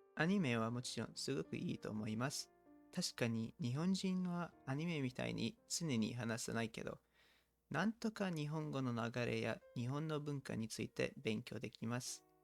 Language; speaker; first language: Japanese; non-native, learner; English